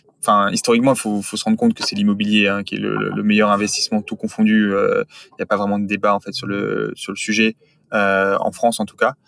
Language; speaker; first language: French; native; French